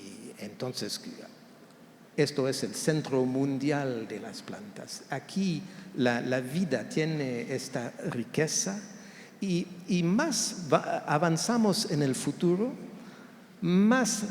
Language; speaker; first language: Spanish; non-native, fluent; French